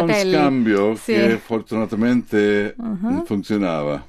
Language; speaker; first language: Italian; non-native, fluent; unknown